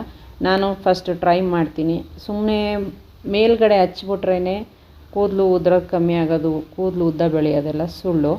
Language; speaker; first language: Kannada; native; Kannada